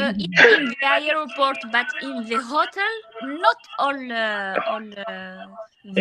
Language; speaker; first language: English; non-native, learner; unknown